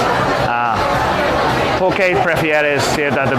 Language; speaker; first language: Spanish; non-native, learner; English